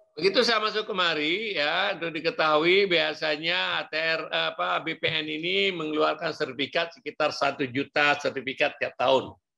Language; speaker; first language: Indonesian; non-native, local second language; Achinese